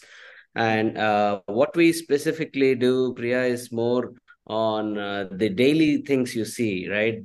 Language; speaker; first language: English; non-native, local second language; Telugu